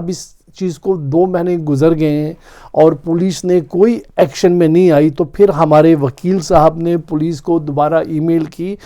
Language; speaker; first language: Urdu; non-native, local second language; Punjabi